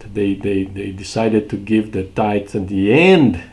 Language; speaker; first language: English; non-native, fluent; Portuguese